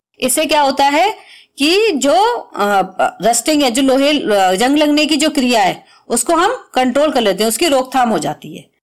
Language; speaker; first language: Hindi; native; Hindi